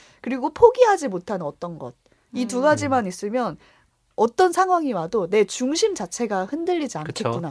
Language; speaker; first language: Korean; native; Korean